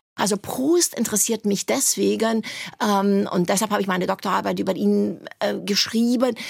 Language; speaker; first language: German; native; German